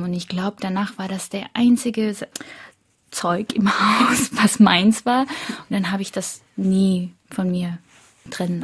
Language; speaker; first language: German; early bilingual, other home language; Korean